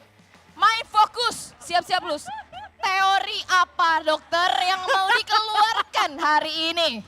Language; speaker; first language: Indonesian; native; Indonesian